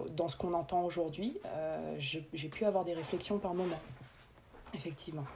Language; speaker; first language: French; native; French